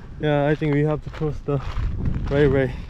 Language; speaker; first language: English; non-native, learner; Korean